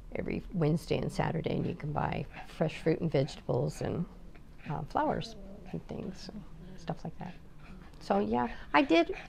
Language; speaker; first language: English; native; English